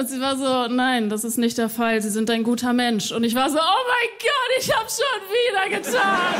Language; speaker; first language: German; early bilingual, other home language; Spanish